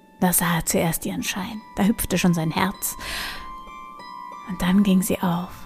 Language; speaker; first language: German; native; German